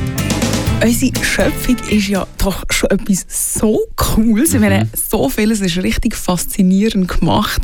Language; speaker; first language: German; native; German